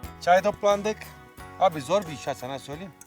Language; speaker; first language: Turkish; non-native, fluent; Italian